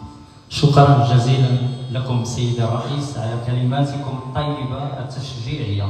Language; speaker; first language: Arabic; native; Arabic